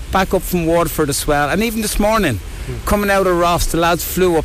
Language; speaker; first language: English; native; English